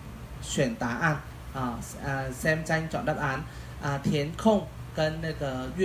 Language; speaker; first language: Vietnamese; non-native, fluent; Chinese